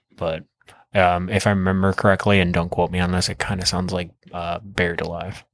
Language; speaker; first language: English; native; English